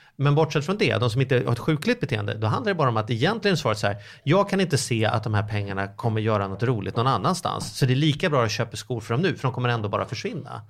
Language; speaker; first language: Swedish; native; Swedish